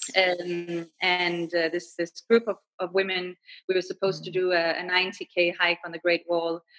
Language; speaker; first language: English; non-native, fluent; Danish